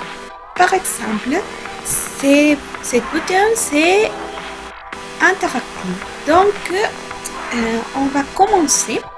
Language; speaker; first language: French; non-native, learner; Spanish